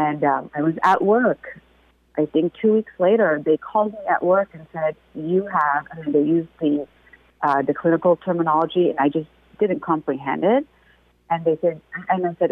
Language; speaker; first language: English; native; English